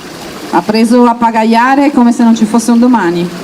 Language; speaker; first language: Italian; native; Italian